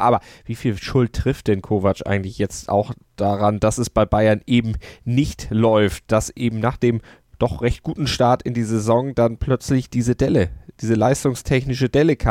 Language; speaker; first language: German; native; German